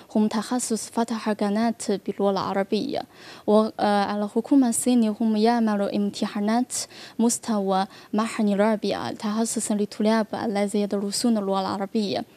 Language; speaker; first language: Arabic; non-native, learner; Chinese